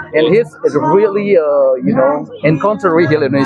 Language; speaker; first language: English; non-native, fluent; Indonesian